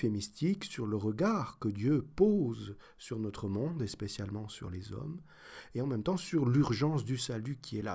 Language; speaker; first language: French; native; French